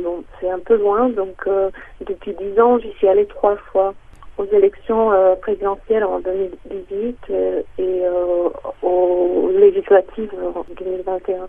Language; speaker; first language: French; non-native, fluent; Czech